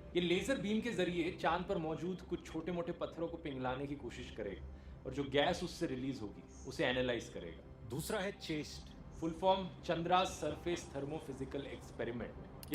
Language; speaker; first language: Hindi; native; Hindi